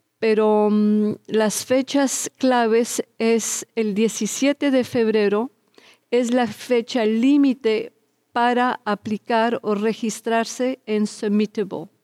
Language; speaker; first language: Spanish; early bilingual, heritage; Spanish